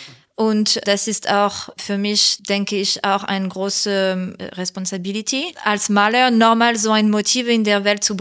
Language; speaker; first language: German; non-native, learner; French